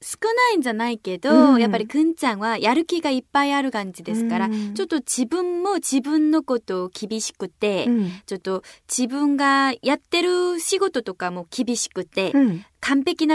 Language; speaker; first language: Japanese; non-native, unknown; Korean